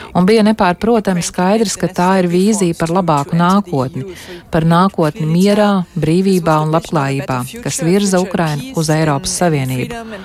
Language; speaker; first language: Latvian; native; Latvian